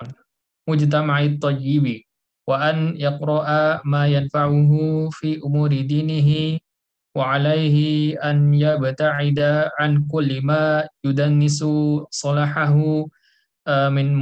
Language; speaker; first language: Arabic; non-native, learner; Indonesian